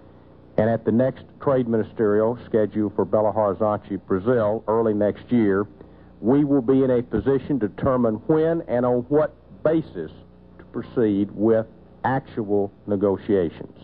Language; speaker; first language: English; native; English